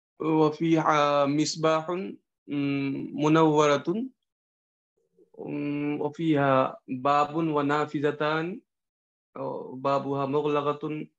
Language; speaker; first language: Arabic; non-native, learner; Bangla